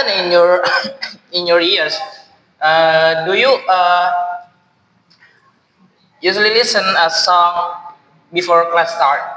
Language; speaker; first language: English; non-native, learner; Indonesian